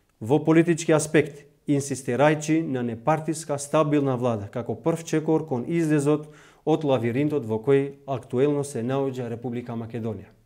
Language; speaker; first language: Macedonian; non-native, local second language; Albanian